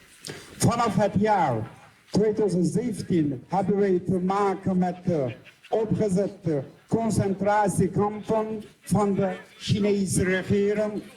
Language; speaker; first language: Dutch; non-native, fluent; Uyghur